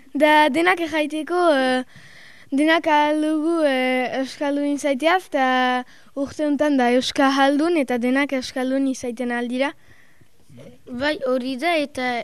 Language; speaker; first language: Basque; non-native, local second language; French